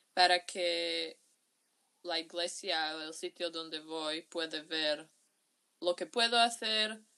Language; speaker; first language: Spanish; non-native, fluent; Slovak